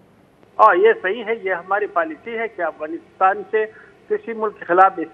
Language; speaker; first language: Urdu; non-native, fluent; Pashto